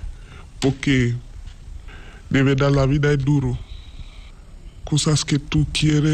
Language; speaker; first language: Spanish; non-native, learner; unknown